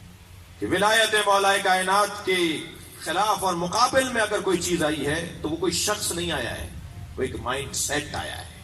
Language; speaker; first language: Urdu; native; Urdu